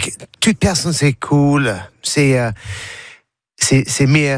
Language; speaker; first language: French; non-native, learner; English